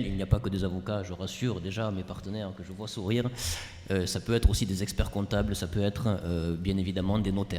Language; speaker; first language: French; native; French